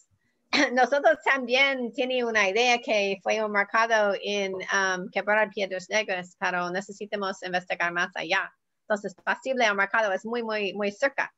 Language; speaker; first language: Spanish; non-native, learner; English